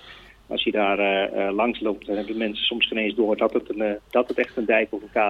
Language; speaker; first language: Dutch; native; Dutch